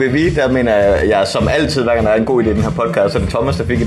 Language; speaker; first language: Danish; native; Danish